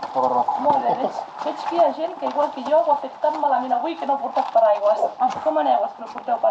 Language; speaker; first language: Catalan; native; Catalan